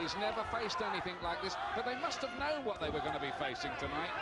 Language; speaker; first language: English; native; English